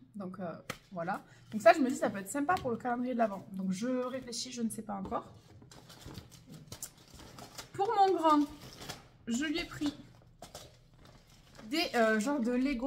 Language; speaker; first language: French; native; French